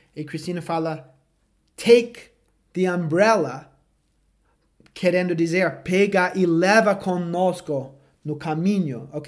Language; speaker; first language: Portuguese; non-native, fluent; English